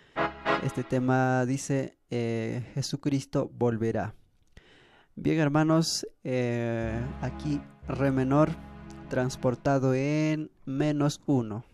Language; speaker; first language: Spanish; native; Spanish